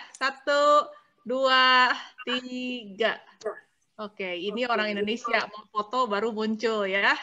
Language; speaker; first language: Indonesian; native; Indonesian